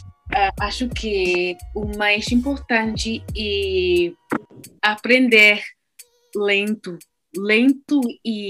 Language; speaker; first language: Portuguese; non-native, learner; English